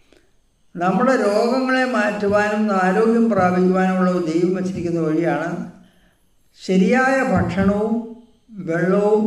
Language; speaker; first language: Malayalam; native; Malayalam